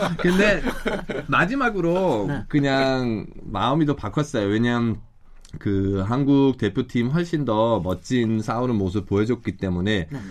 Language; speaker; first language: Korean; non-native, fluent; German